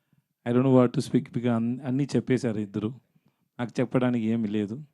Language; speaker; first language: Telugu; non-native, learner; Tamil